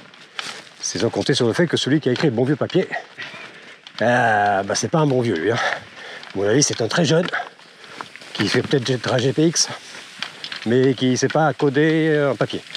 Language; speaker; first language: French; native; French